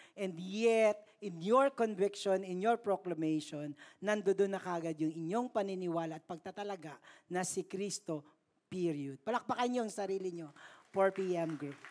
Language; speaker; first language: Filipino; native; Filipino